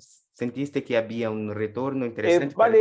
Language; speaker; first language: Spanish; non-native, learner; Portuguese